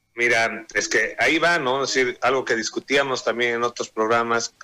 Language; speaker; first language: Spanish; native; Spanish